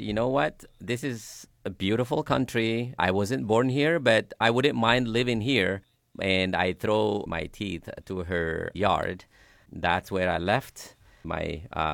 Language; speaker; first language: English; non-native, fluent; Sidamo